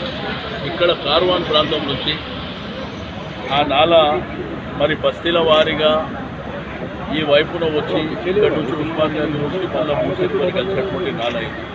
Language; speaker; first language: Telugu; native; Telugu